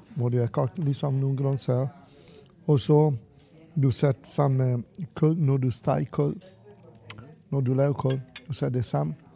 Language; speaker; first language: Danish; non-native, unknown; Italian